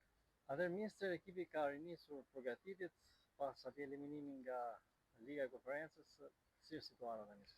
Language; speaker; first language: Albanian; native; Albanian